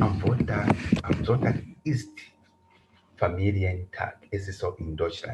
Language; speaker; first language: German; non-native, fluent; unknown